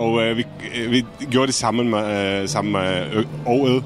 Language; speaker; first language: Danish; non-native, fluent; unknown